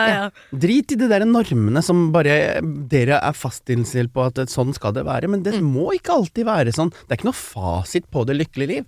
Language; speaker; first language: Norwegian; early bilingual, other home language; Tamil